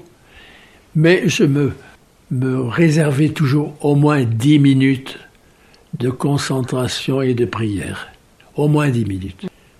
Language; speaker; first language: French; native; French